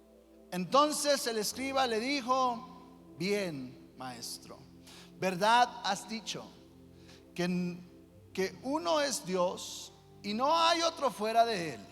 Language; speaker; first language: Spanish; native; Spanish